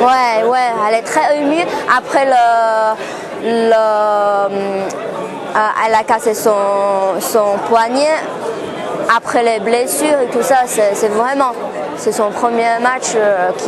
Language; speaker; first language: French; non-native, learner; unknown